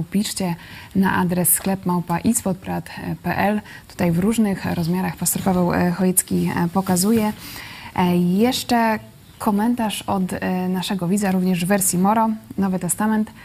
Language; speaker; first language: Polish; native; Polish